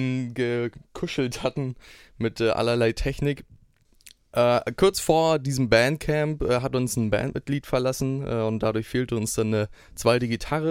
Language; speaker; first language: German; native; German